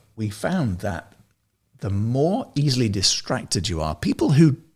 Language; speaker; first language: English; native; English